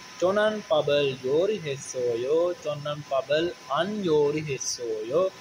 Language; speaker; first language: Korean; non-native, learner; Sinhala